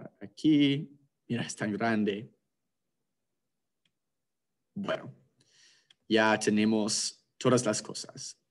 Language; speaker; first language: Spanish; non-native, fluent; English